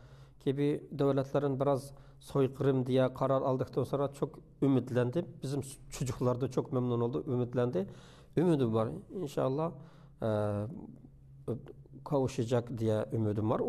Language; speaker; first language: Turkish; non-native, learner; Uyghur